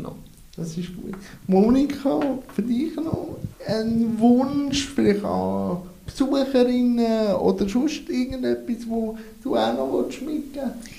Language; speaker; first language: German; native; German